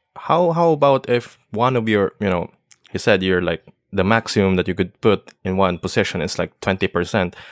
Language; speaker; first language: English; non-native, local second language; Filipino